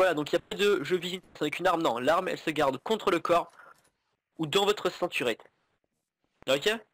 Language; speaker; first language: French; native; French